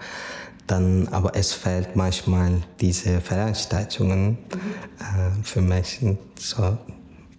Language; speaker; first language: German; non-native, learner; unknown